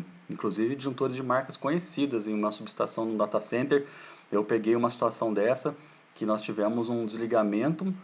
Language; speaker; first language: Portuguese; native; Portuguese